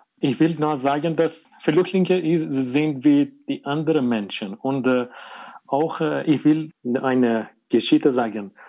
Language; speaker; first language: German; non-native, learner; Persian